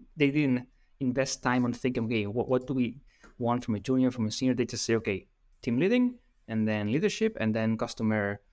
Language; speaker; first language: English; non-native, fluent; Spanish